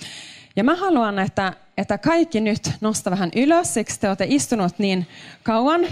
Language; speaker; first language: Finnish; non-native, local second language; Swedish